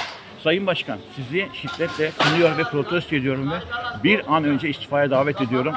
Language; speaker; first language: Turkish; native; Turkish